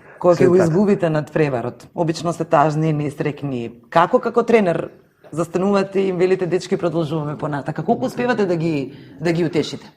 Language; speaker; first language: Macedonian; native; Macedonian